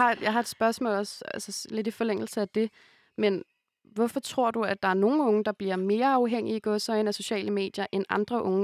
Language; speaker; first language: Danish; native; Danish